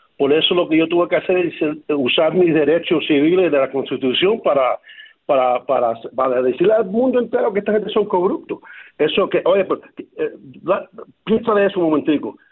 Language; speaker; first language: Spanish; early bilingual, other home language; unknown